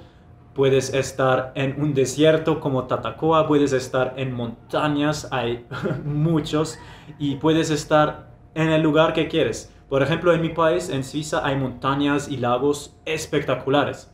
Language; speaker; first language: Spanish; non-native, fluent; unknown